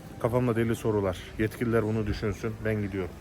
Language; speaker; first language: Turkish; native; Turkish